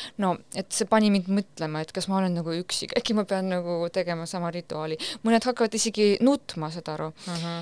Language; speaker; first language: Estonian; non-native, local second language; Russian